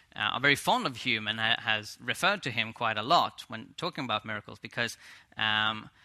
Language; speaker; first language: English; non-native, fluent; Swedish